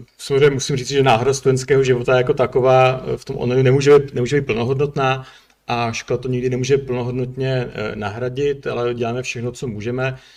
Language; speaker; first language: Czech; native; Czech